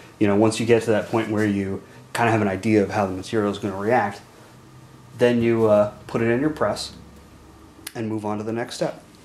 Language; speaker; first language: English; native; English